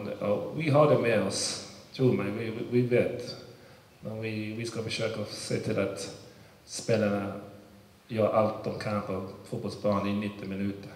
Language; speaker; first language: Swedish; early bilingual, other home language; English